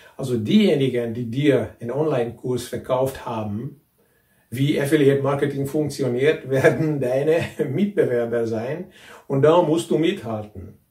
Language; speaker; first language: German; non-native, fluent; Hungarian